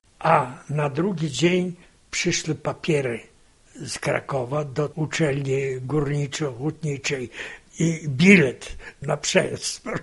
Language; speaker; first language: Polish; native; Polish